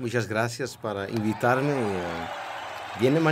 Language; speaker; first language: Spanish; non-native, learner; Dutch